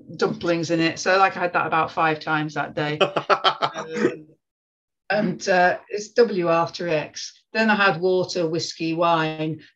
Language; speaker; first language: English; native; English